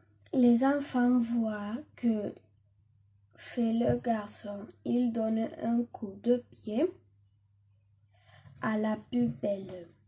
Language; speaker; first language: French; non-native, learner; Catalan